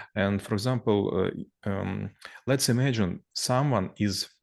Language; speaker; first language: English; non-native, learner; Russian